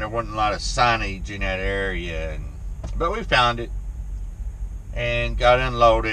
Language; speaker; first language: English; native; English